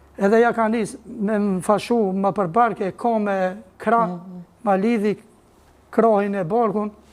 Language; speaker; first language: Albanian; native; Albanian